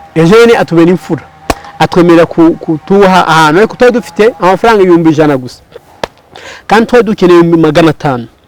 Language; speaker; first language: Kinyarwanda; early bilingual, heritage; Kinyarwanda